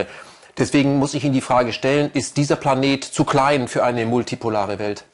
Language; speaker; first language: German; native; German